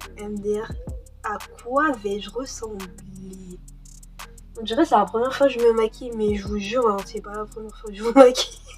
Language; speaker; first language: French; early bilingual, other home language; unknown